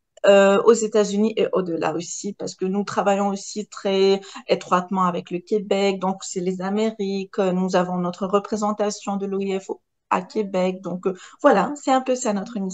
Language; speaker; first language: French; non-native, local second language; Arabic